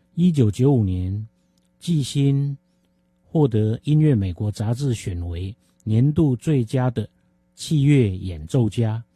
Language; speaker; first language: Chinese; native; Chinese